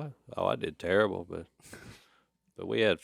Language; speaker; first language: English; native; English